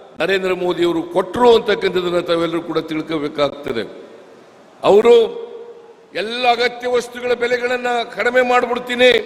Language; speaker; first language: Kannada; native; Kannada